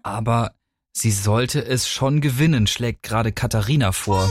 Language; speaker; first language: German; native; German